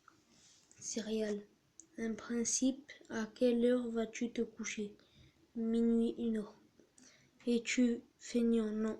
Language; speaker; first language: French; native; French